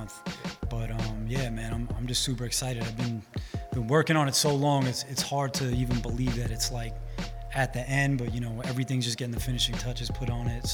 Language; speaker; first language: English; native; English